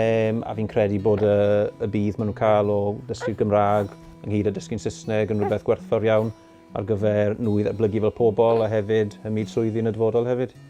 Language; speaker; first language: Welsh; native; Welsh